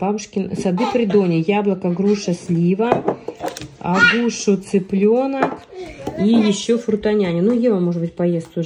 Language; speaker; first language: Russian; native; Russian